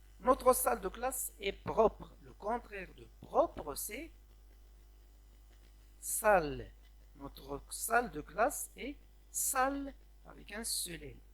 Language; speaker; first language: French; non-native, local second language; Arabic